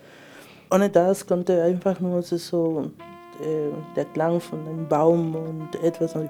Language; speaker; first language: German; non-native, fluent; Spanish